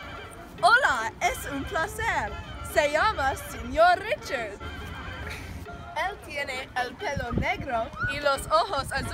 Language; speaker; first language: Spanish; non-native, learner; English